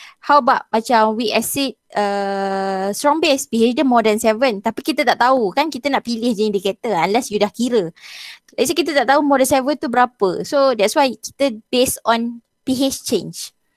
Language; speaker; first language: English; non-native, local second language; Malay